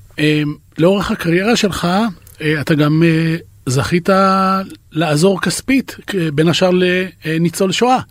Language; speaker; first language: Hebrew; native; Hebrew